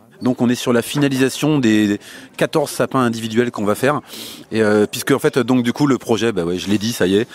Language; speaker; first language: French; native; French